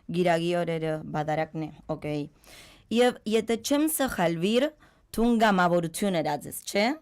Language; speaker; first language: Armenian; early bilingual, heritage; Armenian